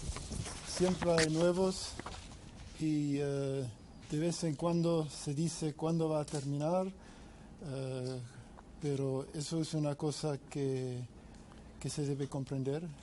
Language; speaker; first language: Spanish; non-native, fluent; English